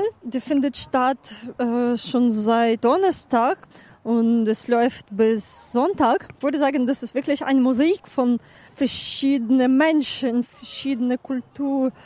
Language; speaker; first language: German; non-native, fluent; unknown